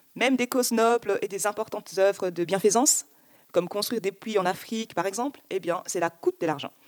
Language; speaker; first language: French; early bilingual, other home language; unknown